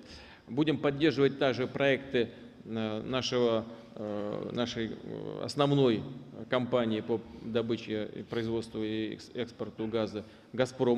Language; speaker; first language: Russian; native; Russian